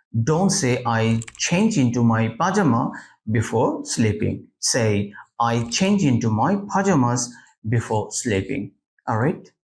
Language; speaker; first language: English; non-native, local second language; Bangla